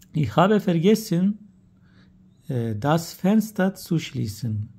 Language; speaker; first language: German; non-native, fluent; Turkish